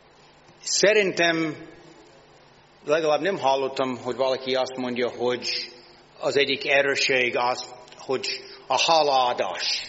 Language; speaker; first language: Hungarian; non-native, learner; English